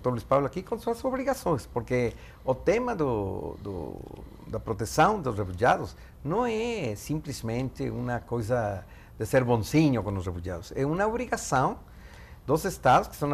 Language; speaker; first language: Portuguese; non-native, fluent; Spanish